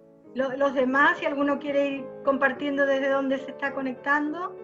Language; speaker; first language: Spanish; native; Spanish